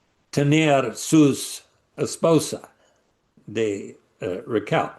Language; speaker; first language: Spanish; non-native, learner; English